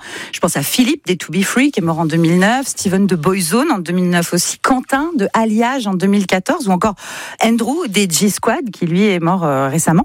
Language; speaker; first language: French; native; French